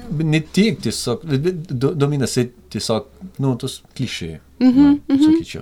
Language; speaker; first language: Lithuanian; non-native, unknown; French